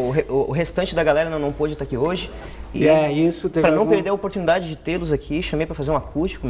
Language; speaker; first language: Portuguese; native; Portuguese